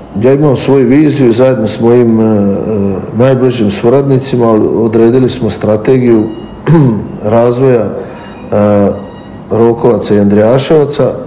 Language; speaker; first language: Croatian; native; Croatian